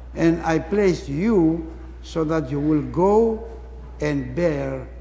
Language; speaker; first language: English; non-native, fluent; Greek